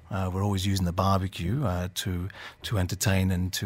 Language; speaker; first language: English; native; English